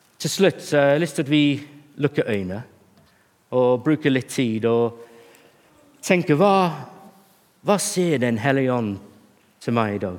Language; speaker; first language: Norwegian; non-native, fluent; English